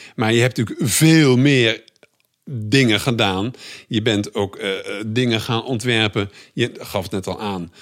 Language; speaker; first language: Dutch; native; Dutch